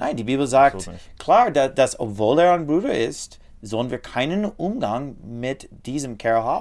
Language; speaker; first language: German; non-native, learner; English